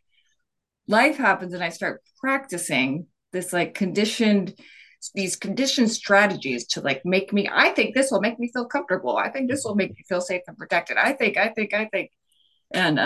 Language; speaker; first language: English; native; English